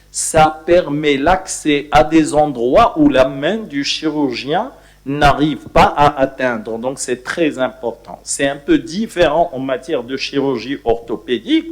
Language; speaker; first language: French; non-native, local second language; Arabic